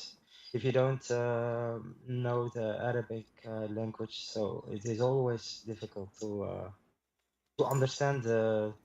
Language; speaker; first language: English; non-native, fluent; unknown